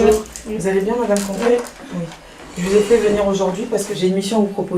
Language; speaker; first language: French; native; French